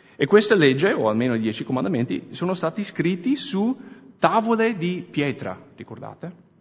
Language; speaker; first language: Italian; non-native, fluent; English